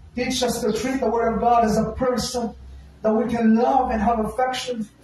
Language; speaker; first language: English; non-native, local second language; Filipino